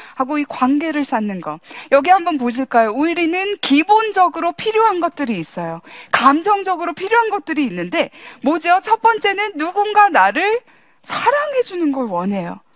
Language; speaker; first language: Korean; early bilingual, heritage; English